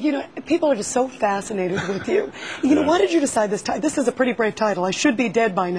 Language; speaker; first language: English; native; English